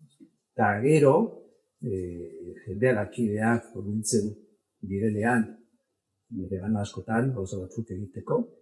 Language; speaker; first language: Basque; non-native, local second language; Spanish